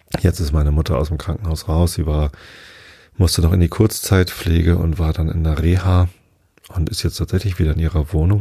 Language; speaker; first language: German; native; German